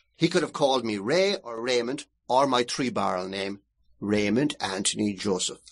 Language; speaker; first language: English; native; English